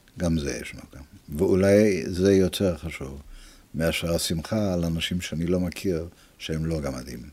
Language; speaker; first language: Hebrew; early bilingual, other home language; Italian